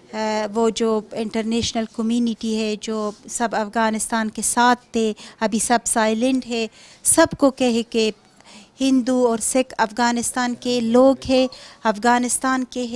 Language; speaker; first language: Hindi; non-native, fluent; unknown